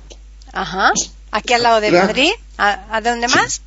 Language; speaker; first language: Spanish; native; Spanish